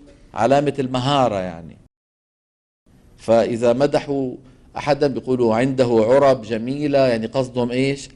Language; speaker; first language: Arabic; native; Arabic